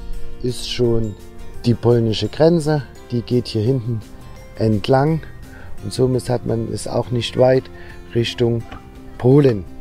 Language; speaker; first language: German; native; German